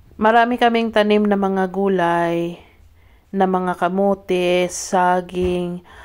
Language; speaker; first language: Filipino; non-native, local second language; Cebuano